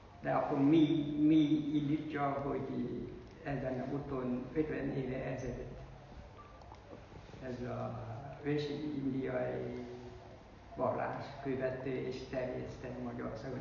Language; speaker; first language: Hungarian; non-native, learner; Vietnamese